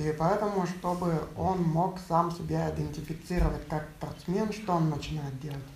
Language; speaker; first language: Czech; non-native, learner; Russian